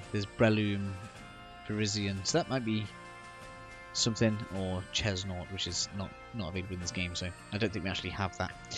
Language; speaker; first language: English; native; English